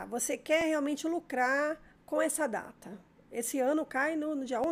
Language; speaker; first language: Portuguese; native; Portuguese